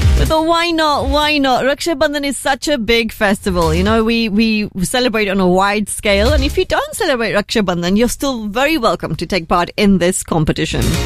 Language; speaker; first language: English; early bilingual, other home language; Hindi